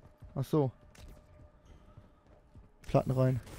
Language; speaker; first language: German; native; German